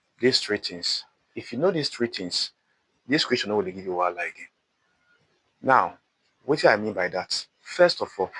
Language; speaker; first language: Nigerian Pidgin; native; Nigerian Pidgin